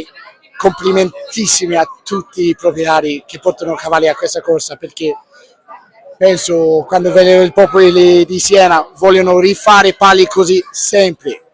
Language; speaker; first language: Italian; non-native, fluent; English